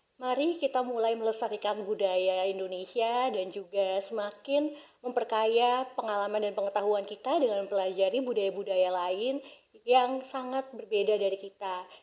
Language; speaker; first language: Indonesian; native; Indonesian